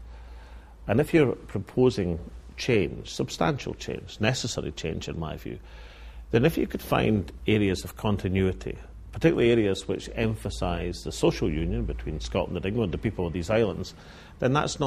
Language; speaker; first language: English; native; English